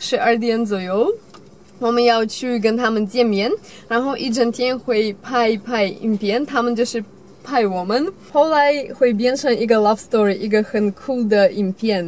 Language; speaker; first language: Chinese; non-native, fluent; Russian